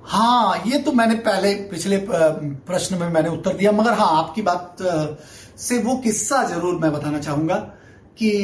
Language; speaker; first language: Hindi; non-native, local second language; Bangla